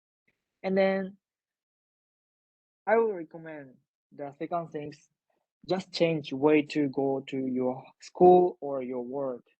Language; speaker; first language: English; non-native, learner; Japanese